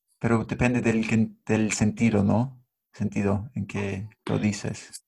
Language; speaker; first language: Spanish; non-native, fluent; English